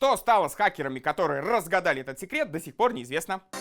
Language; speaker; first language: Russian; native; Russian